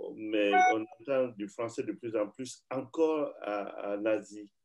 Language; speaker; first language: French; non-native, local second language; Bambara